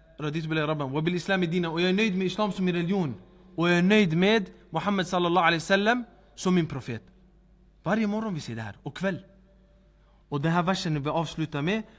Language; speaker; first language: Swedish; early bilingual, other home language; Arabic